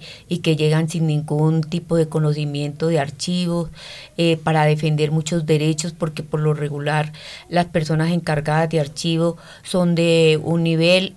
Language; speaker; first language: Spanish; native; Spanish